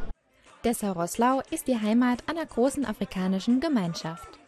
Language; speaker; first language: German; native; German